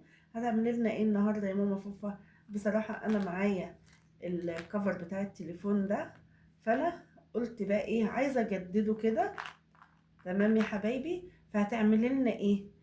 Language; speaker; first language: Arabic; native; Arabic